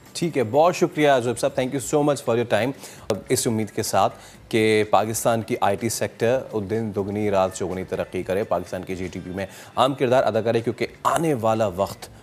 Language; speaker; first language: Urdu; native; Urdu